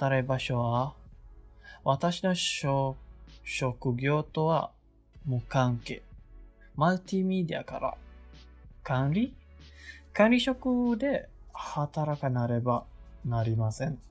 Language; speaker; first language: Japanese; non-native, learner; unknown